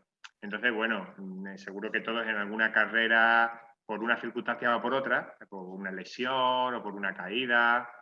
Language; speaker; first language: Spanish; native; Spanish